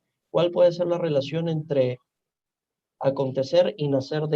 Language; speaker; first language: Spanish; native; Spanish